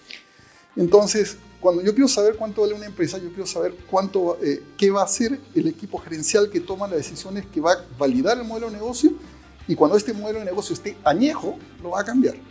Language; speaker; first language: Spanish; native; Spanish